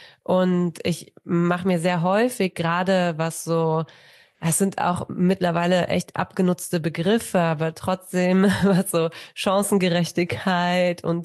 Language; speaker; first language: German; native; German